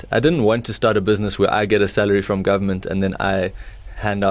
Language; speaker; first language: English; native; English